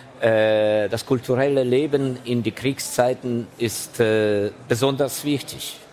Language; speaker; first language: German; non-native, fluent; Ukrainian